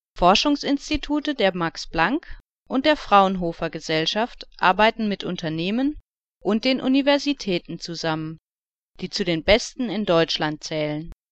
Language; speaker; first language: German; native; German